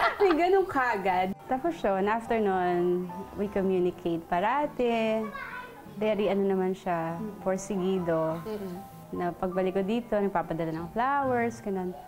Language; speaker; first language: Filipino; native; Filipino